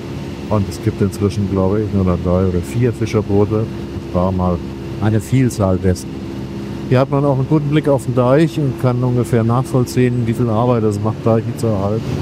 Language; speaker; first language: German; native; German